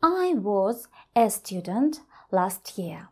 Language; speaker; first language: English; non-native, fluent; Russian